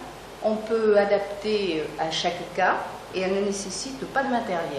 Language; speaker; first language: French; native; French